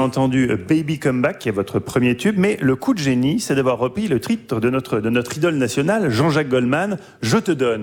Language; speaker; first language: French; native; French